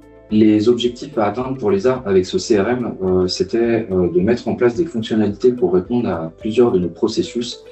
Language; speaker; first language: French; native; French